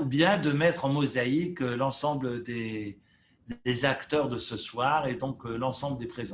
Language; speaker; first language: French; native; French